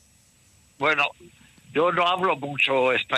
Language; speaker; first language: Spanish; early bilingual, heritage; Ladino